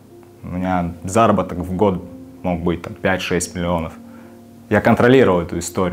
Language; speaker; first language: Russian; native; Russian